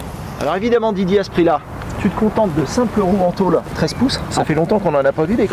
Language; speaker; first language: French; native; French